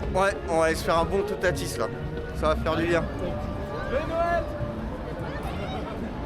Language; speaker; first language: French; native; French